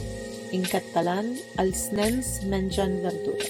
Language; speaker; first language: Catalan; non-native, learner; English